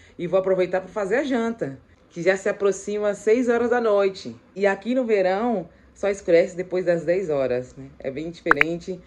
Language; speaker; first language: Portuguese; native; Portuguese